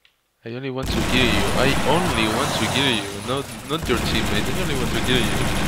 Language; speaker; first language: English; non-native, learner; Spanish